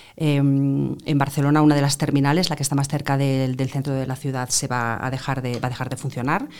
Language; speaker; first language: Spanish; native; Spanish